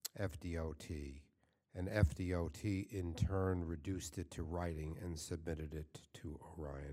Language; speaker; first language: English; native; English